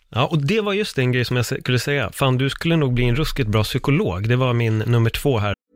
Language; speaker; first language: Swedish; native; Swedish